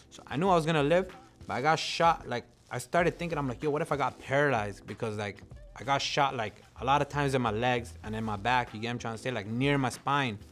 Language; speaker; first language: English; non-native, fluent; Punjabi